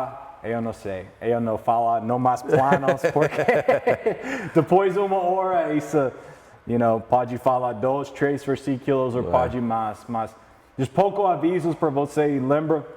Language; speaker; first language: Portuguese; non-native, learner; English